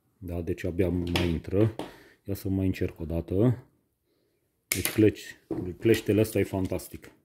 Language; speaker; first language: Romanian; non-native, local second language; Hungarian